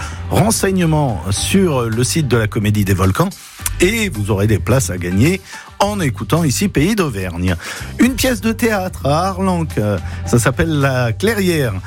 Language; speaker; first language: French; native; French